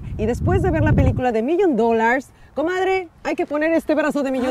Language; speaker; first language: Spanish; native; Spanish